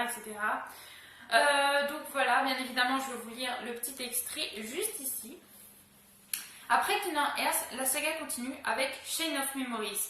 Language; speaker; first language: French; native; French